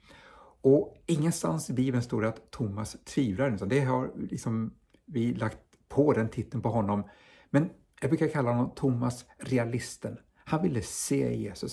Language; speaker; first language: Swedish; native; Swedish